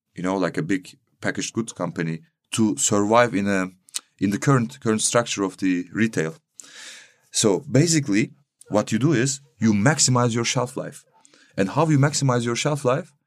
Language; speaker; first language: English; non-native, fluent; Turkish